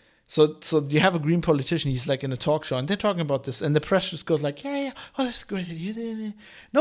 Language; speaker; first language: English; non-native, fluent; German